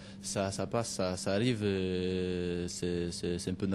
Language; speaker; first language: French; non-native, learner; Polish